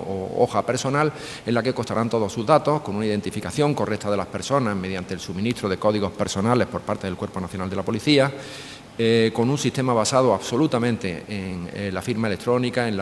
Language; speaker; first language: Spanish; native; Spanish